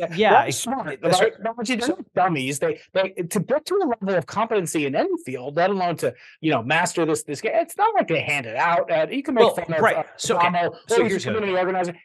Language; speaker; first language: English; native; English